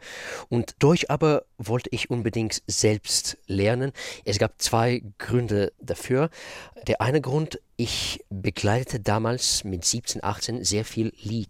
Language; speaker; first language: German; non-native, fluent; Russian